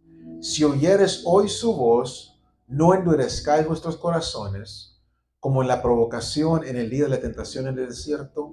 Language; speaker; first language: Spanish; native; Spanish